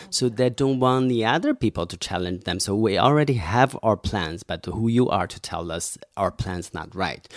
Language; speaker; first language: English; non-native, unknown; Chinese